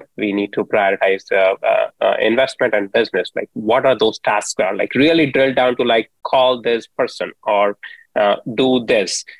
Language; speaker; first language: English; non-native, local second language; Hindi